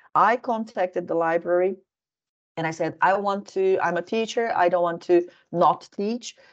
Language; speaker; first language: English; non-native, fluent; Portuguese